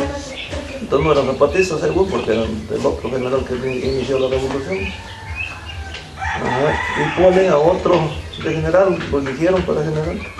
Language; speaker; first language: Spanish; native; Spanish